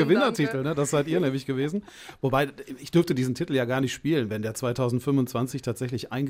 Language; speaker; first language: German; native; German